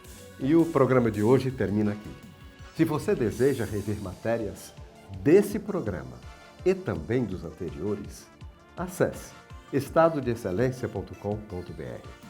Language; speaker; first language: Portuguese; native; Portuguese